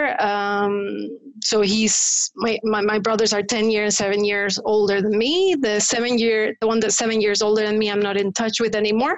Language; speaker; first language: English; non-native, fluent; Spanish